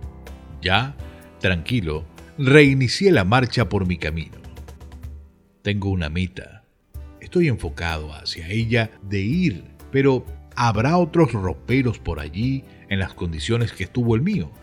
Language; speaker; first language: Spanish; native; Spanish